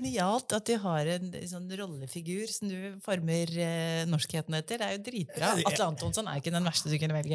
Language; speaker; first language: Norwegian; native; Norwegian